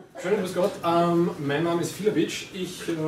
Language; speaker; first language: German; native; German